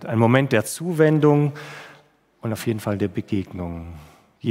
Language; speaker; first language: German; native; German